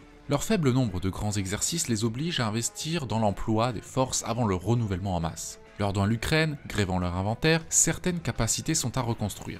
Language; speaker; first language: French; native; French